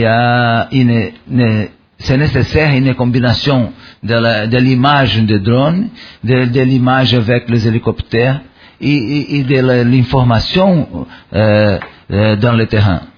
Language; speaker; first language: French; non-native, learner; Portuguese